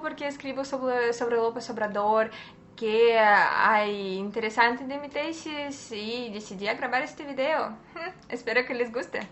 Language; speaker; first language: Spanish; non-native, fluent; Russian